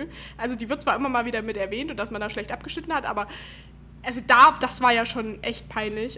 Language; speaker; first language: German; native; German